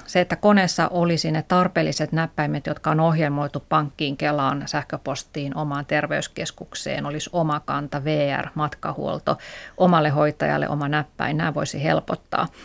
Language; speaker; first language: Finnish; native; Finnish